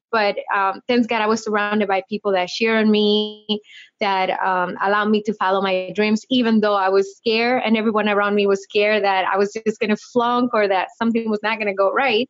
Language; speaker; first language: English; non-native, fluent; Spanish